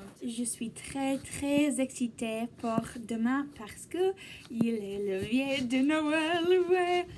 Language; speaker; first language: French; non-native, learner; English